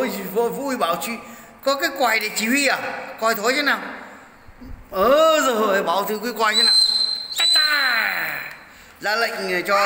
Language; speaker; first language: Vietnamese; native; Vietnamese